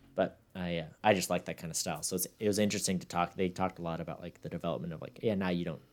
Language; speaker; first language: English; native; English